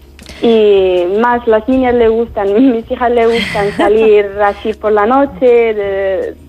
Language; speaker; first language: Spanish; non-native, fluent; Arabic